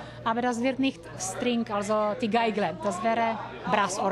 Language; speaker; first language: German; non-native, learner; Czech